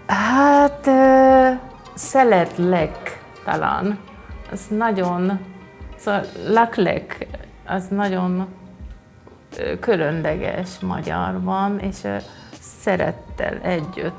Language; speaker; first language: Hungarian; non-native, fluent; Japanese